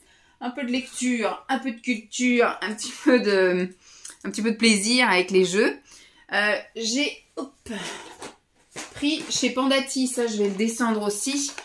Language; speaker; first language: French; native; French